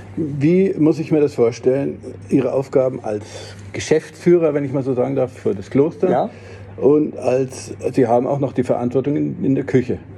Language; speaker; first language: German; native; German